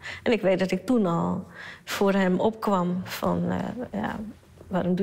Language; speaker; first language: Dutch; early bilingual, other home language; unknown